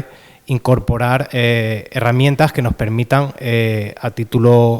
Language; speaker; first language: Spanish; native; Spanish